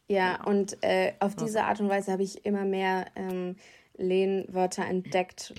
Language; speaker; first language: German; native; German